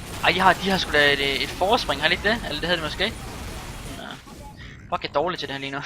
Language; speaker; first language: Danish; native; Danish